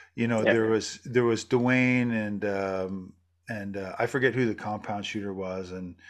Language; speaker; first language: English; native; English